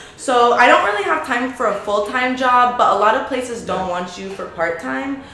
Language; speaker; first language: English; native; English